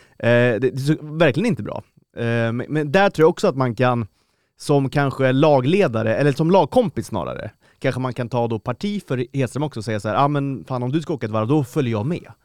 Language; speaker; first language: Swedish; native; Swedish